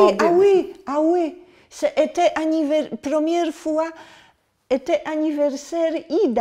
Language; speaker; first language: French; non-native, learner; Polish